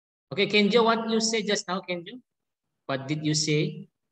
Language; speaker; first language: English; non-native, learner; Indonesian